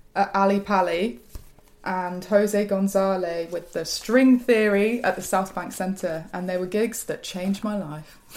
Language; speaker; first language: English; native; English